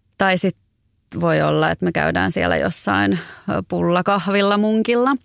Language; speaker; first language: Finnish; native; Finnish